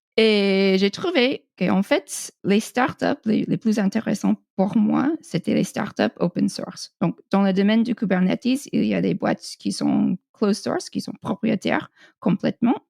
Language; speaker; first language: French; non-native, fluent; English